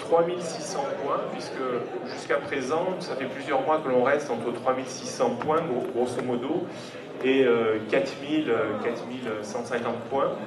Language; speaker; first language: French; native; French